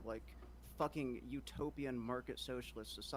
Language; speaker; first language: English; native; English